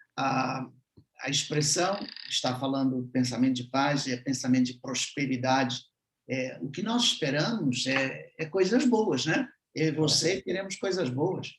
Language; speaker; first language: Portuguese; native; Portuguese